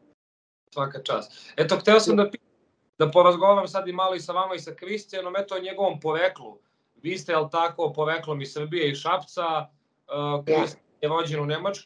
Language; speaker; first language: Serbian; native; Serbian